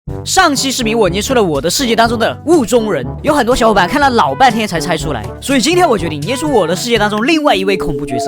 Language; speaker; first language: Chinese; native; Chinese